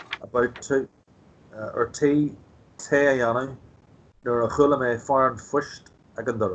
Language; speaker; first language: Irish; non-native, local second language; English